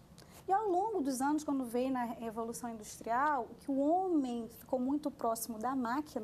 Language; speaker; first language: Portuguese; native; Portuguese